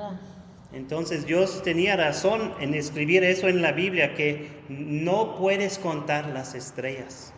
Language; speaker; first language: Spanish; non-native, fluent; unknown